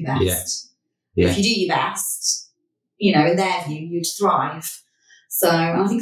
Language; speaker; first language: English; native; English